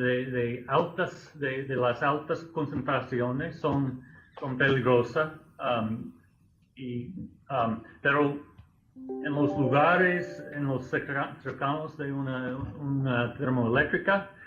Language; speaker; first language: Spanish; non-native, fluent; English